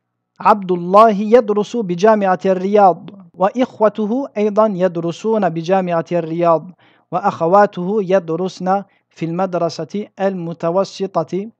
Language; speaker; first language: Arabic; non-native, fluent; French